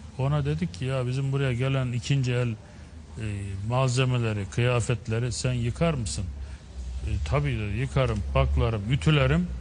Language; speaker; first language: Turkish; native; Turkish